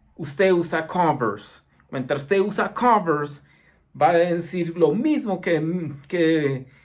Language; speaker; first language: Spanish; early bilingual, heritage; Spanish